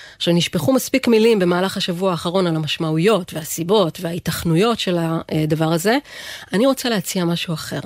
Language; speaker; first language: Hebrew; native; Hebrew